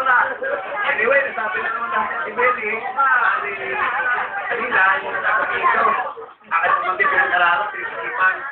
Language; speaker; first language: Filipino; native; Filipino